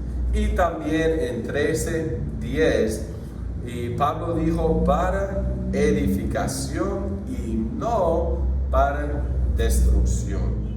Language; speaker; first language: Spanish; non-native, fluent; English